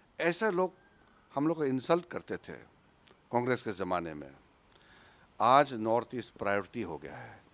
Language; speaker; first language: Hindi; non-native, local second language; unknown